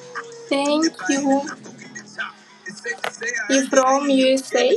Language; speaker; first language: English; non-native, learner; Russian